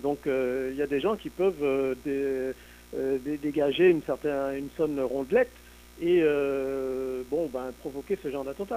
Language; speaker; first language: French; native; French